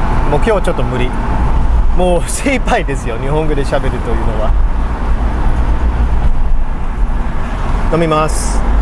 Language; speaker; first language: Japanese; non-native, fluent; English